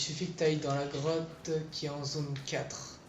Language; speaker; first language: French; native; French